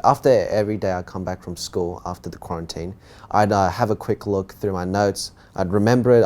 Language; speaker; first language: English; native; English